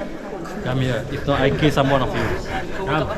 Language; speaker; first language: English; non-native, learner; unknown